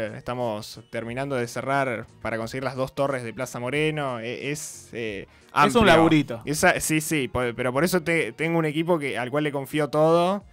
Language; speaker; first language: Spanish; native; Spanish